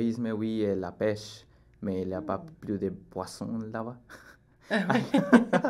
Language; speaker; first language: French; non-native, learner; Spanish